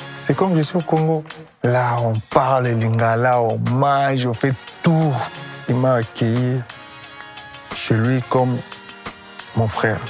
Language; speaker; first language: French; non-native, local second language; Lingala